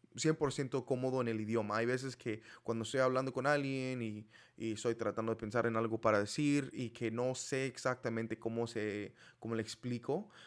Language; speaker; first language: Spanish; non-native, fluent; English